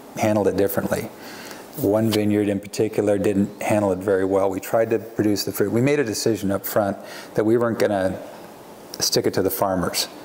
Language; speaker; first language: English; native; English